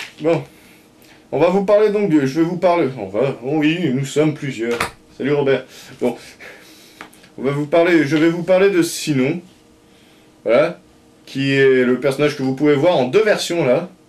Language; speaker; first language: French; native; French